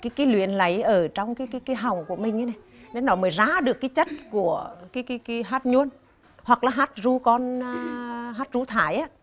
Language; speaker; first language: Vietnamese; non-native, local second language; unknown